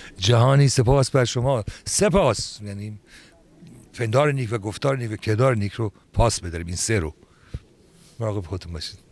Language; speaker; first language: Persian; native; Persian